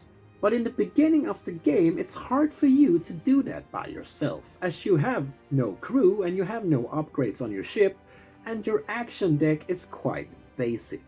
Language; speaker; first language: English; non-native, fluent; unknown